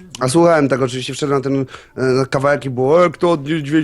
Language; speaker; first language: Polish; native; Polish